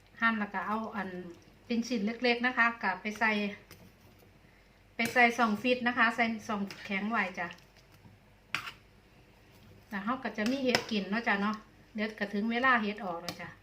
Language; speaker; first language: Thai; non-native, local second language; Lao